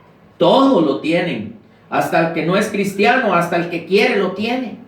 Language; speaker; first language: Spanish; native; Spanish